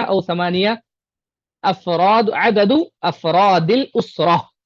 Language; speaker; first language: Arabic; non-native, fluent; Urdu